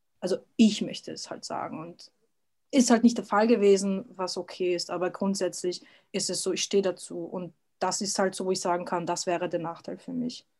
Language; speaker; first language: German; early bilingual, other home language; Serbian